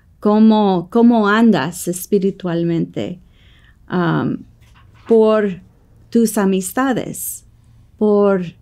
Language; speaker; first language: Spanish; non-native, fluent; English